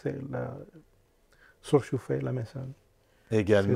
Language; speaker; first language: French; non-native, fluent; Spanish